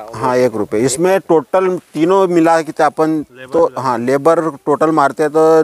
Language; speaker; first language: Hindi; native; Hindi